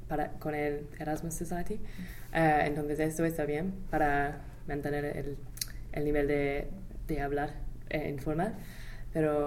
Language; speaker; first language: Spanish; non-native, fluent; English